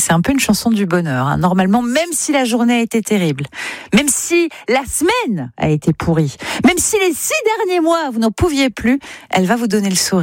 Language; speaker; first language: French; native; French